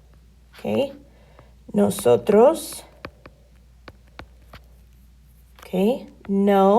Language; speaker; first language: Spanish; non-native, fluent; English